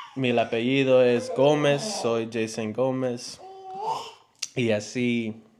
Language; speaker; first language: Spanish; early bilingual, heritage; Spanish